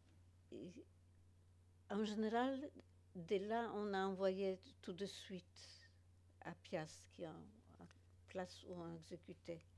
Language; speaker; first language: French; non-native, fluent; Polish